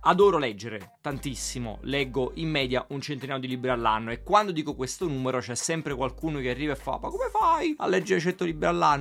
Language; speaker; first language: Italian; native; Italian